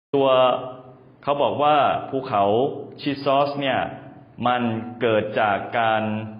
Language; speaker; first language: Thai; native; Thai